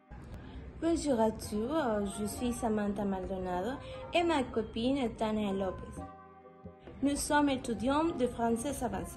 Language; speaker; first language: French; non-native, learner; Spanish